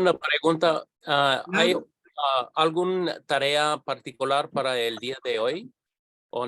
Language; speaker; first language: Spanish; non-native, fluent; English